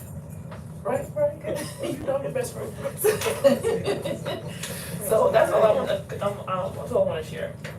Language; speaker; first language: English; native; English